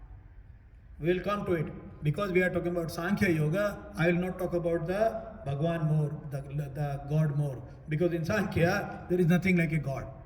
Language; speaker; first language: English; non-native, local second language; Hindi